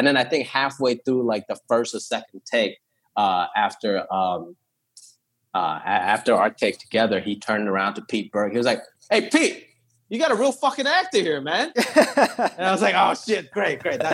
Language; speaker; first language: English; early bilingual, other home language; Cantonese